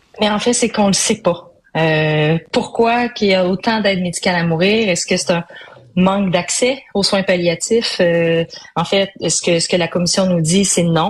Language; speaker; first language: French; native; French